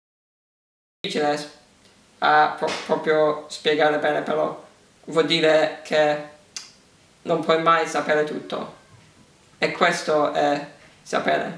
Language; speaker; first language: Italian; early bilingual, heritage; English